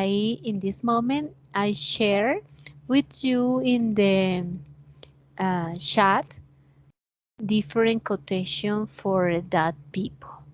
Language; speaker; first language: English; non-native, learner; Spanish